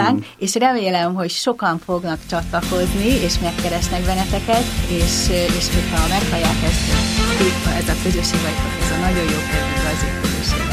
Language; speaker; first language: Hungarian; native; Hungarian